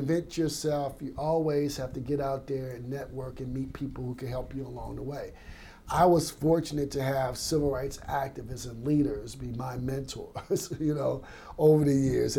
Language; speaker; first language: English; native; English